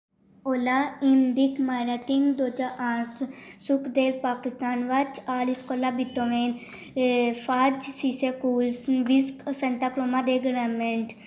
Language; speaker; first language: Catalan; non-native, learner; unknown